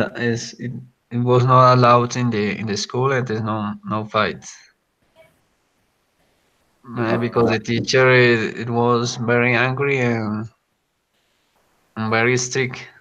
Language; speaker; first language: English; non-native, learner; Spanish